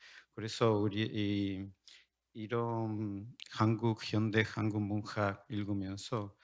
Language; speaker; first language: Korean; non-native, learner; Spanish